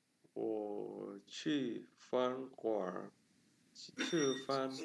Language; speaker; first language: Chinese; non-native, learner; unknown